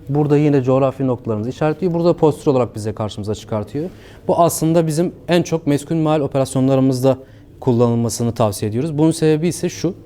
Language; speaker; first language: Turkish; native; Turkish